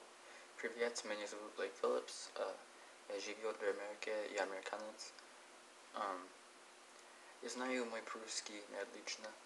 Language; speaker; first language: Russian; non-native, learner; English